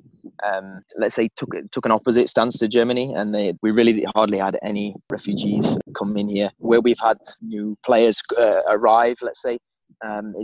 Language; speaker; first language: English; native; English